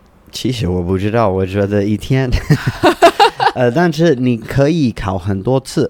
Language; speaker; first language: Chinese; non-native, learner; English